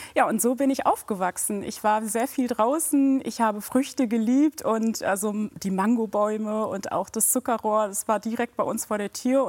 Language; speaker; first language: German; early bilingual, other home language; Dyula